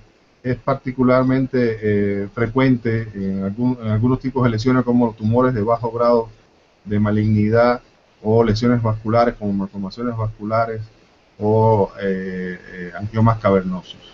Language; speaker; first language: Spanish; native; Spanish